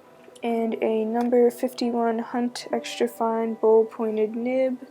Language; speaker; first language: English; native; English